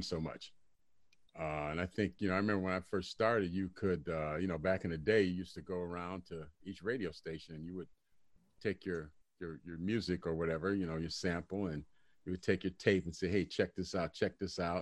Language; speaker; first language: English; native; English